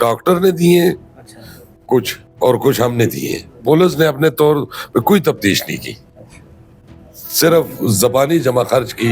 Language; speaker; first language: Urdu; non-native, local second language; Pashto